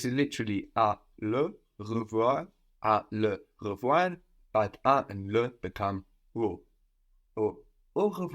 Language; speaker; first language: French; non-native, fluent; English